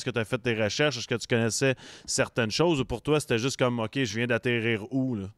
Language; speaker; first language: French; native; French